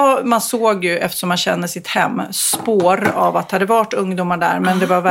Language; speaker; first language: Swedish; native; Swedish